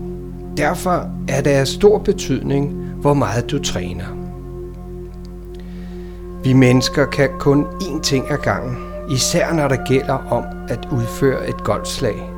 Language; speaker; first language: Danish; native; Danish